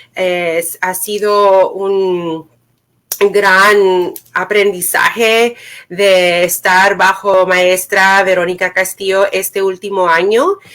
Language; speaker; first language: Spanish; early bilingual, other home language; English